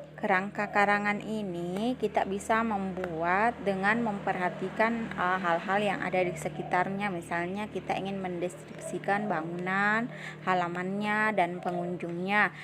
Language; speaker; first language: Indonesian; native; Indonesian